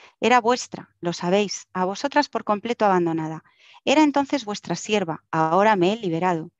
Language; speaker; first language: Spanish; native; Spanish